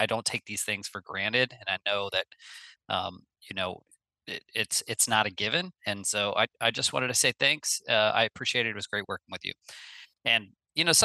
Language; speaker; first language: English; native; English